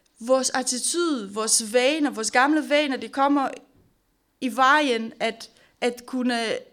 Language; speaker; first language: Danish; non-native, fluent; Romanian